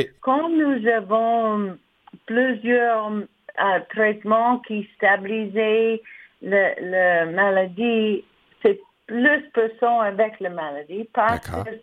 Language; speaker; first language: French; non-native, learner; English